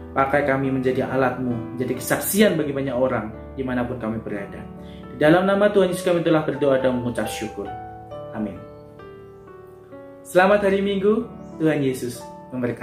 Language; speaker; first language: Indonesian; native; Indonesian